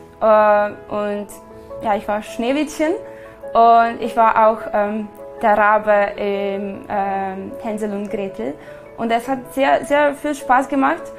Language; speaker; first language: German; non-native, fluent; Serbian